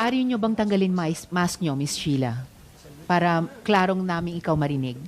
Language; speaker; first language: Filipino; native; Filipino